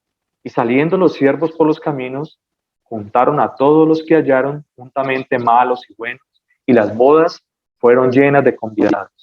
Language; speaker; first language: Spanish; native; Spanish